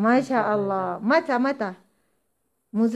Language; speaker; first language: Arabic; non-native, learner; Malay